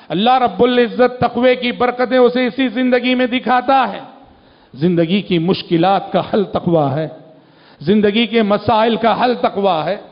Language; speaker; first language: Urdu; native; Urdu